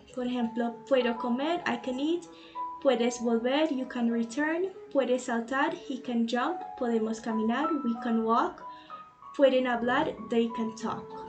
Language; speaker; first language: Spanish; non-native, fluent; English